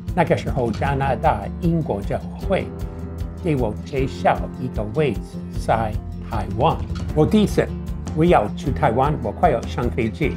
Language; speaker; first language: Chinese; non-native, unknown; English